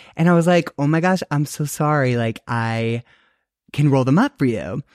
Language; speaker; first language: English; native; English